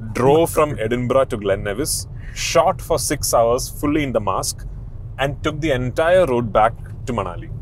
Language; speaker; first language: English; non-native, local second language; Malayalam